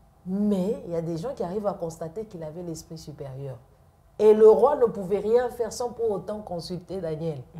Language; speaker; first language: French; non-native, local second language; Lingala